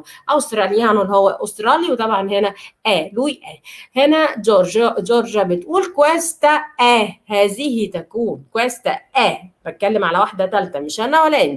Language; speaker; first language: Arabic; native; Arabic